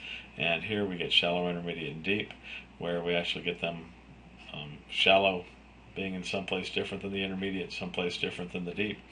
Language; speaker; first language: English; native; English